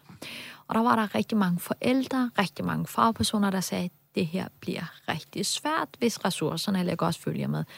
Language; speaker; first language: Danish; early bilingual, other home language; Turkish